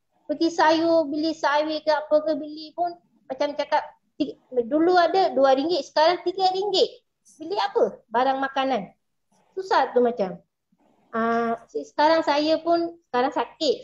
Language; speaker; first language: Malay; non-native, local second language; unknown